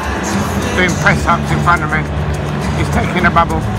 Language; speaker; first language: English; native; English